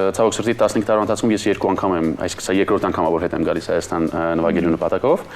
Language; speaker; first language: Armenian; native; Armenian